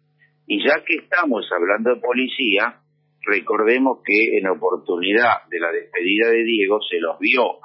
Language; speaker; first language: Spanish; native; Spanish